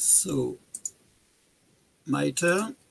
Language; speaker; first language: English; non-native, fluent; French